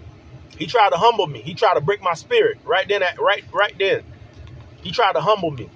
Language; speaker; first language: English; native; English